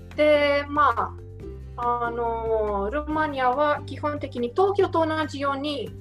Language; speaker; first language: Japanese; non-native, fluent; Romanian